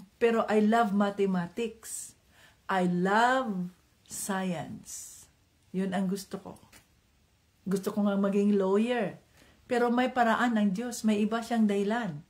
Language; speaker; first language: Filipino; non-native, local second language; Cebuano